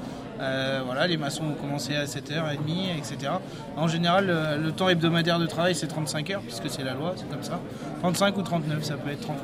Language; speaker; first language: French; native; French